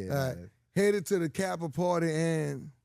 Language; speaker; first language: English; native; English